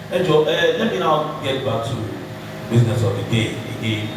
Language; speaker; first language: English; non-native, local second language; Yoruba